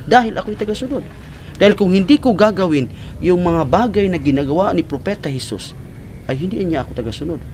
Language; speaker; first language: Filipino; non-native, local second language; Cebuano